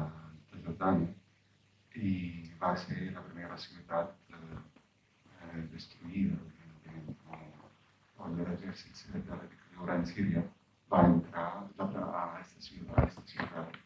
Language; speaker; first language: Catalan; non-native, fluent; Arabic